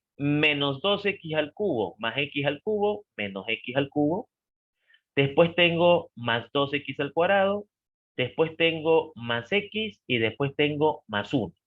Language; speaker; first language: Spanish; native; Spanish